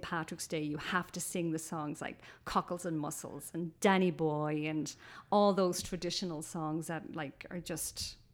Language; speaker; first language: English; native; English